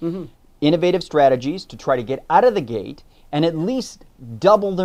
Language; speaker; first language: English; native; English